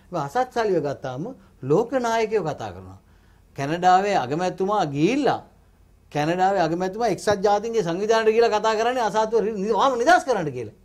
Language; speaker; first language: Sinhala; non-native, local second language; Tamil